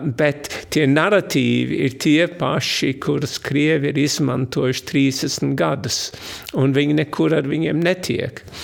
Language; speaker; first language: Latvian; early bilingual, heritage; Latvian